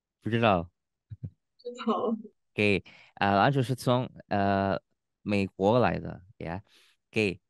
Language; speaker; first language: Chinese; non-native, fluent; Indonesian